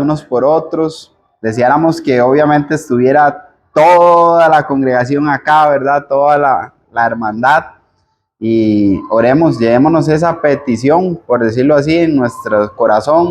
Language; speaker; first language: Spanish; native; Spanish